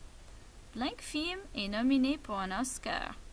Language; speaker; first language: French; non-native, fluent; English